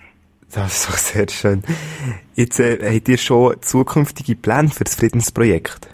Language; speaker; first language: German; native; German